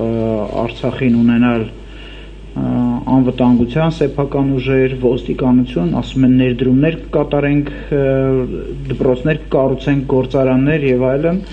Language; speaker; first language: Armenian; native; Armenian